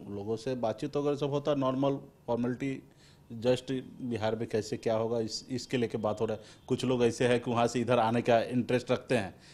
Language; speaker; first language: Hindi; native; Hindi